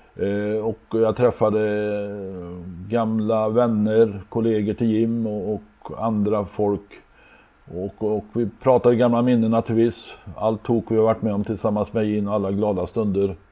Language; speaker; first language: Swedish; native; Swedish